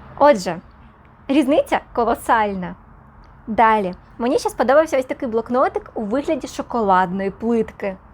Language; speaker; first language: Ukrainian; non-native, local second language; Russian